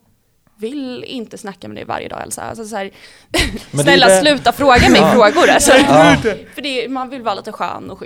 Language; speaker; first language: Swedish; native; Swedish